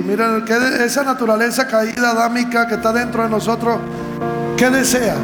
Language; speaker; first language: Spanish; native; Spanish